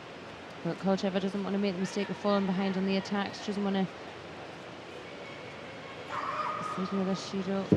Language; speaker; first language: English; native; English